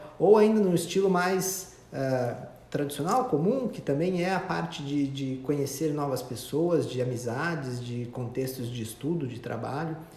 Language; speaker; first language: Portuguese; native; Portuguese